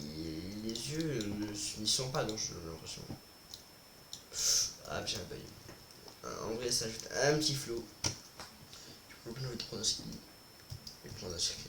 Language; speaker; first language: French; native; French